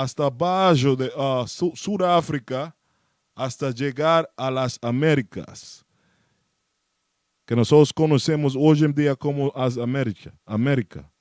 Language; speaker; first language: Portuguese; non-native, learner; Spanish